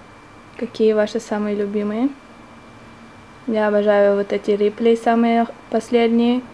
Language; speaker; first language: Russian; early bilingual, heritage; Russian